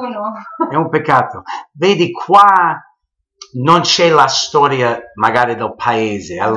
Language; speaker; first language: Italian; early bilingual, heritage; English